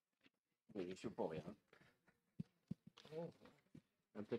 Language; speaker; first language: French; native; French